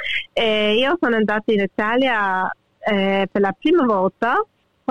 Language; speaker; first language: Italian; early bilingual, heritage; English